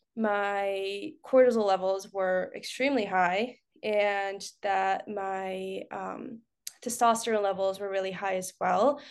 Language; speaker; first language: English; early bilingual, other home language; Spanish